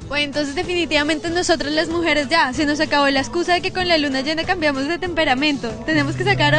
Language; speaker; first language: Spanish; native; Spanish